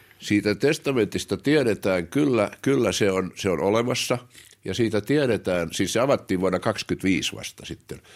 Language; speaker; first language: Finnish; native; Finnish